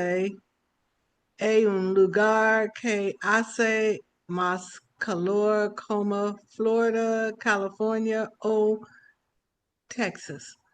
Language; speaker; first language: Spanish; non-native, learner; English